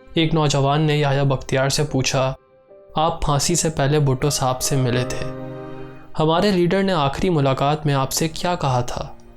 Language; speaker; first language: Urdu; native; Urdu